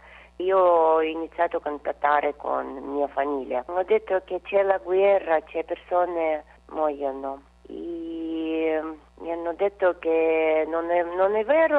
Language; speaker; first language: Italian; non-native, fluent; Russian